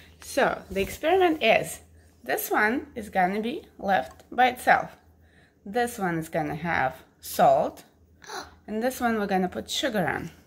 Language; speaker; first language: English; non-native, fluent; Russian